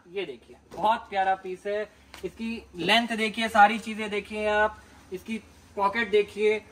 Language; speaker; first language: Hindi; native; Hindi